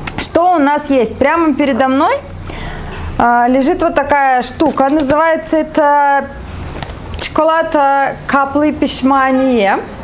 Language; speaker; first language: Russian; native; Russian